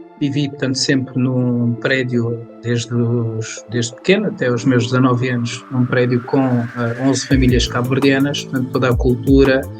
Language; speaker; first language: Portuguese; early bilingual, other home language; Kabuverdianu